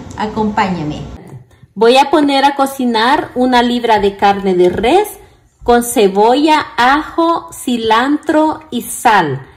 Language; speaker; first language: Spanish; native; Spanish